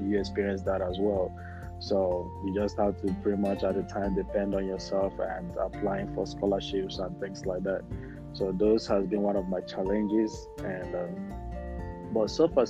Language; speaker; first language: English; non-native, local second language; Igbo